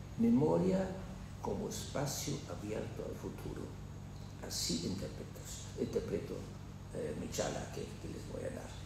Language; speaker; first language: Spanish; non-native, fluent; German